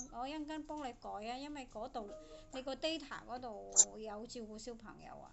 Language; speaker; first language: Cantonese; native; Cantonese